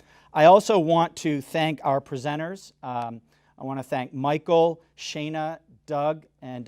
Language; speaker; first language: English; native; English